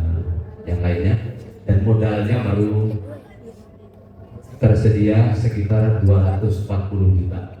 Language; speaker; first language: Indonesian; native; Indonesian